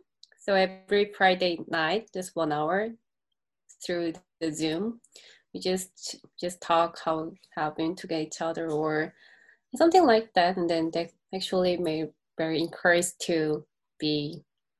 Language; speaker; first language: English; non-native, learner; Korean